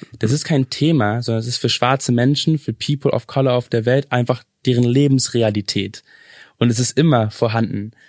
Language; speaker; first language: German; early bilingual, other home language; English